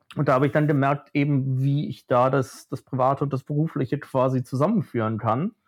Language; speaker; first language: German; native; German